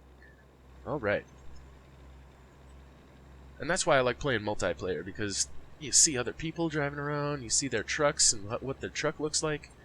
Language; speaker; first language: English; native; English